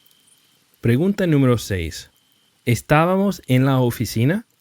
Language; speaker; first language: Spanish; non-native, fluent; English